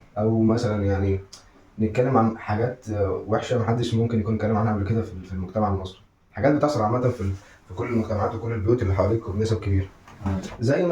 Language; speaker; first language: Arabic; native; Arabic